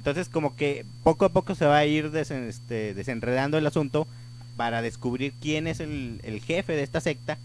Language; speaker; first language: Spanish; native; Spanish